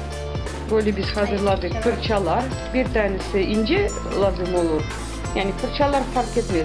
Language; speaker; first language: Turkish; non-native, learner; Russian